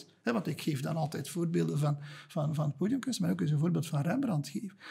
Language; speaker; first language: Dutch; native; Dutch